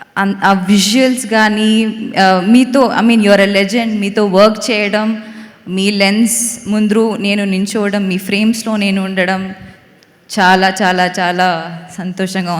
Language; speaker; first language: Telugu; non-native, learner; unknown